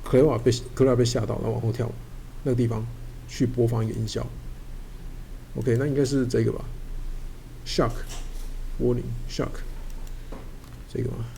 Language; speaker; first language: Chinese; native; Chinese